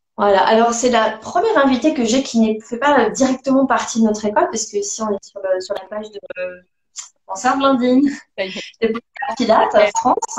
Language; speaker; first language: French; native; French